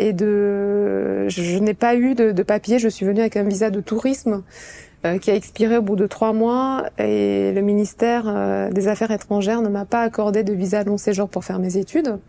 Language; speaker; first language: French; early bilingual, other home language; Romanian